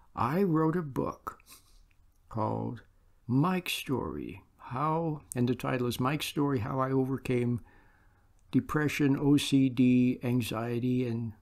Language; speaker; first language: English; native; English